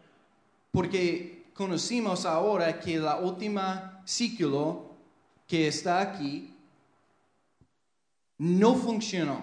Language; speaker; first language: Spanish; non-native, fluent; English